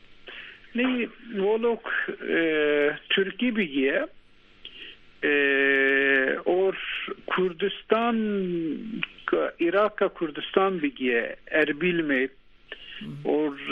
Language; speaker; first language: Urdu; non-native, learner; Turkish